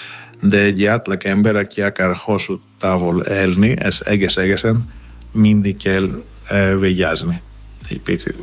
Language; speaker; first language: Hungarian; non-native, fluent; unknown